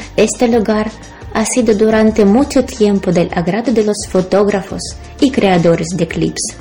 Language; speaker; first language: Spanish; non-native, fluent; Ukrainian